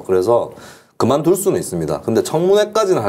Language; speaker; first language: Korean; native; Korean